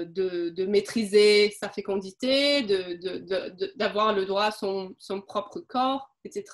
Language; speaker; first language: French; non-native, fluent; Portuguese